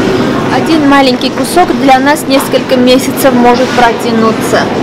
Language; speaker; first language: Russian; non-native, local second language; Armenian